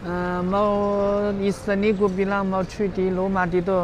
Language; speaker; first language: Indonesian; non-native, learner; Chinese